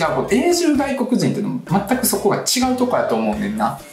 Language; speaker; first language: Japanese; early bilingual, other home language; Russian